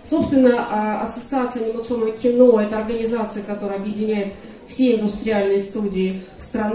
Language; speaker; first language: Russian; native; Russian